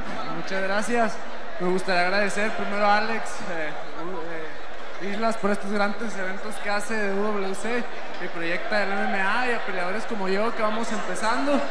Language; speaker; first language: Spanish; native; Spanish